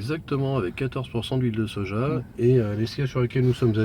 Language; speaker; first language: French; native; French